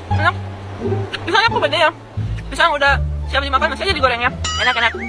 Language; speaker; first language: Indonesian; non-native, learner; Dutch